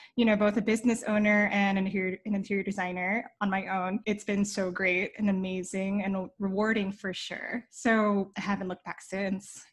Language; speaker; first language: English; native; English